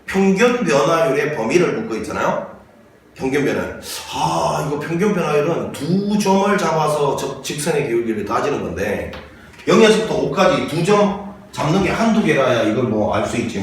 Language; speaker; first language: Korean; native; Korean